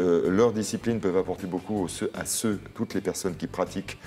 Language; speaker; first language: French; native; French